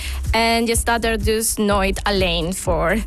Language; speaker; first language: Dutch; non-native, fluent; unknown